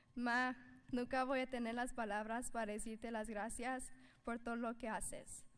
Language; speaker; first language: Spanish; early bilingual, heritage; Spanish